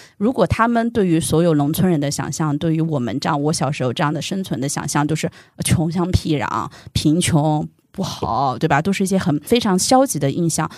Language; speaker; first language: Chinese; native; Chinese